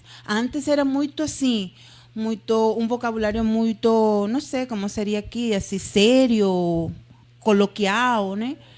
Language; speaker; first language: Portuguese; non-native, fluent; Spanish